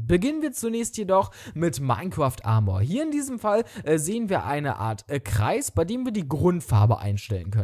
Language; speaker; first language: German; native; German